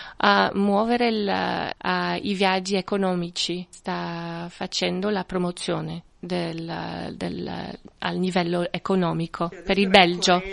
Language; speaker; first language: Italian; non-native, fluent; French